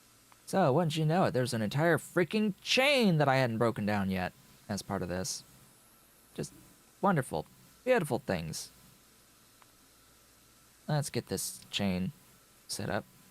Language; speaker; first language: English; native; English